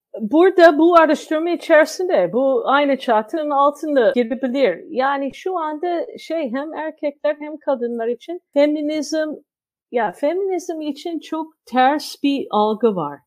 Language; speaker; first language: Turkish; non-native, fluent; English